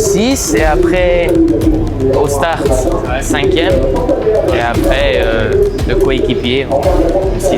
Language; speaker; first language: French; non-native, learner; Luxembourgish